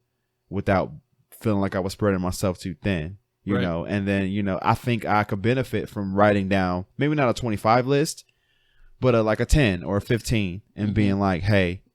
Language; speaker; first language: English; native; English